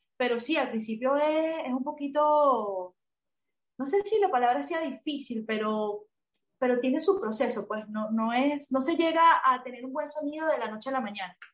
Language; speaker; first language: Spanish; native; Spanish